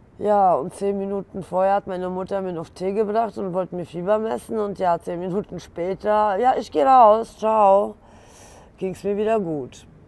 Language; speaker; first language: German; early bilingual, other home language; Polish